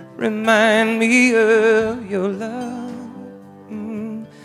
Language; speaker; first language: English; native; English